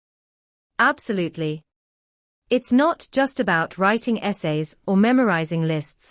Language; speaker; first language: English; native; English